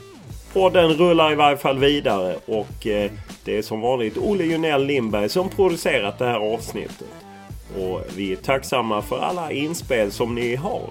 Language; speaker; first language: Swedish; native; Swedish